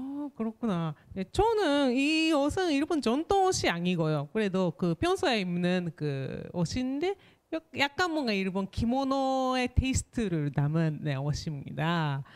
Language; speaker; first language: Korean; non-native, fluent; Japanese